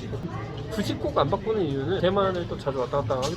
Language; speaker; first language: Korean; native; Korean